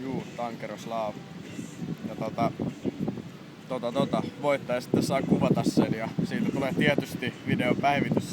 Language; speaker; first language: Finnish; native; Finnish